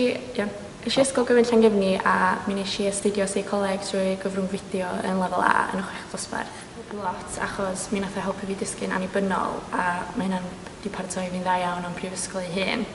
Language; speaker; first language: Welsh; native; Welsh